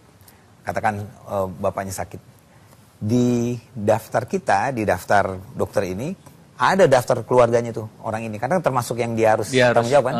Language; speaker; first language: Indonesian; native; Indonesian